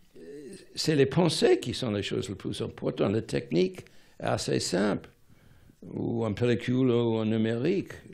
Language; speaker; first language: French; non-native, fluent; English